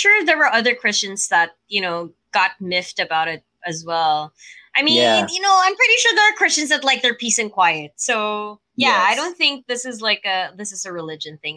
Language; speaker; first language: English; non-native, local second language; Filipino